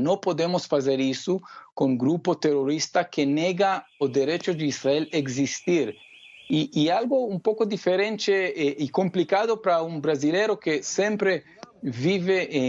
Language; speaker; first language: Portuguese; non-native, fluent; Hebrew